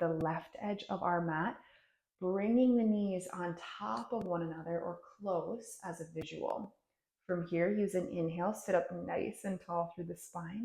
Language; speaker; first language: English; native; English